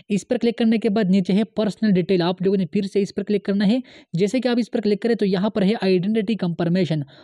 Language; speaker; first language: Urdu; native; Urdu